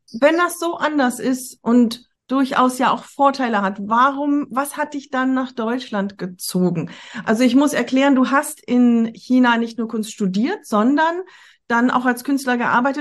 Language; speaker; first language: German; native; German